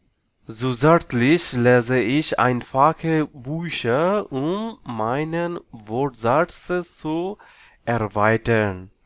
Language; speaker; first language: German; non-native, learner; Bangla